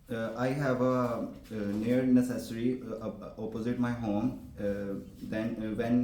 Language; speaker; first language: English; non-native, learner; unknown